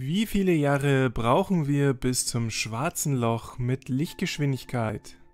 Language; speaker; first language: German; native; German